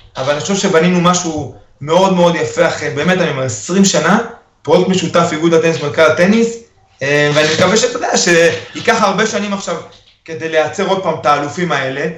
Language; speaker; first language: Hebrew; early bilingual, other home language; Spanish